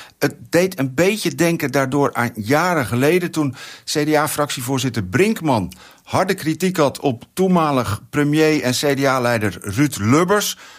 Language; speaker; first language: Dutch; native; Dutch